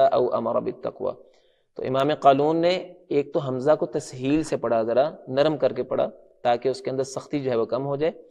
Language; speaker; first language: Urdu; non-native, local second language; Punjabi